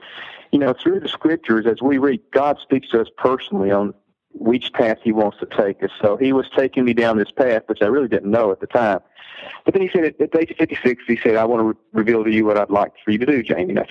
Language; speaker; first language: English; native; English